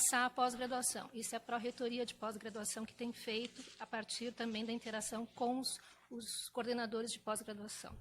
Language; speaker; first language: Portuguese; native; Portuguese